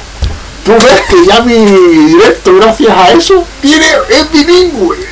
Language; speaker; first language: Spanish; native; Spanish